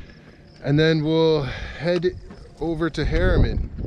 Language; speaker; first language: English; native; English